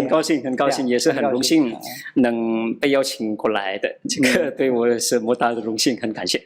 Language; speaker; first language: Chinese; non-native, fluent; Madurese